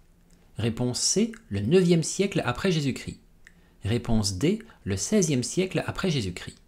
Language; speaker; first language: French; native; French